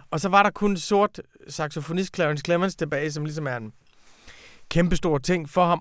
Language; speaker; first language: Danish; native; Danish